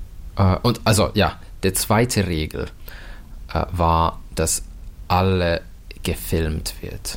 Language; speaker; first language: German; non-native, fluent; Finnish